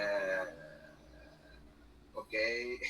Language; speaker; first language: English; non-native, learner; Spanish